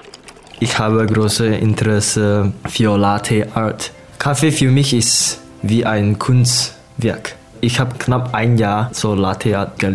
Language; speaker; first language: German; non-native, learner; Malay